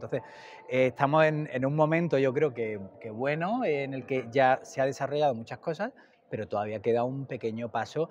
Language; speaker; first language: Spanish; native; Spanish